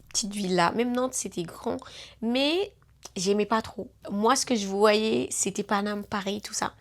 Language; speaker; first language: French; non-native, local second language; Wolof